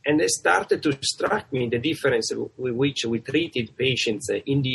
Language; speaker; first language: English; non-native, fluent; Italian